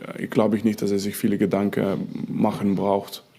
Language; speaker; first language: German; non-native, fluent; French